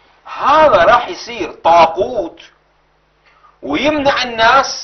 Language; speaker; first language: Arabic; native; Arabic